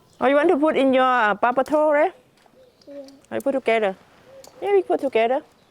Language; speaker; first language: English; non-native, learner; Thai